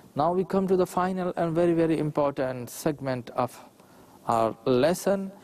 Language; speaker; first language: English; non-native, local second language; Urdu